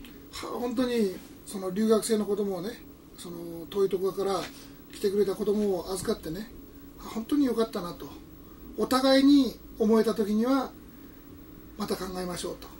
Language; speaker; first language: Japanese; native; Japanese